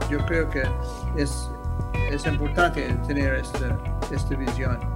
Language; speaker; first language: Spanish; non-native, fluent; English